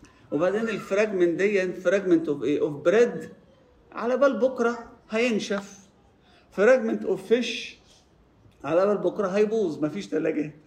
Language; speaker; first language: Arabic; early bilingual, heritage; Arabic